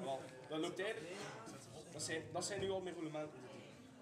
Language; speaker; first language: Dutch; native; Dutch